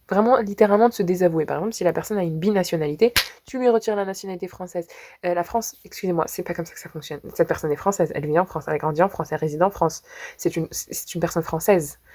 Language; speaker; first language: French; native; French